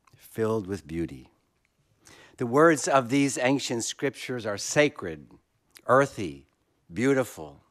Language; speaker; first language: English; native; English